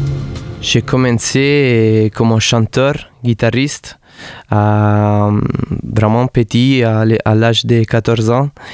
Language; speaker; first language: French; non-native, fluent; Italian